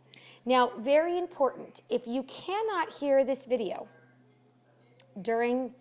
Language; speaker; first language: English; native; English